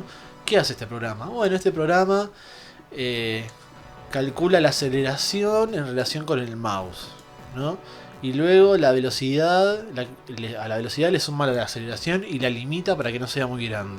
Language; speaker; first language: Spanish; native; Spanish